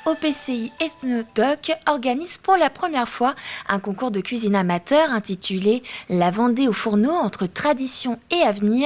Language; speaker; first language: French; native; French